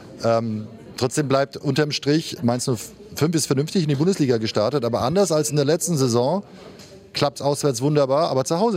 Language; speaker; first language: German; native; German